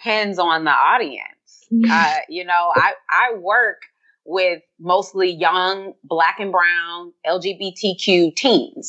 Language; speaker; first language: English; native; English